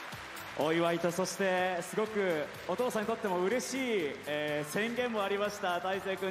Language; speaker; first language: Japanese; native; Japanese